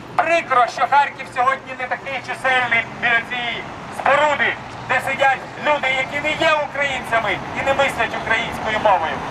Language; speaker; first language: Ukrainian; native; Ukrainian